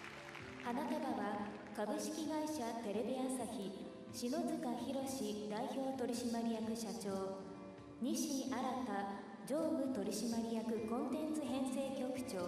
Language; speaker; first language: Japanese; native; Japanese